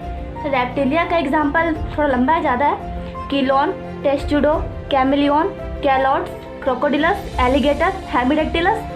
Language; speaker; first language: Hindi; native; Hindi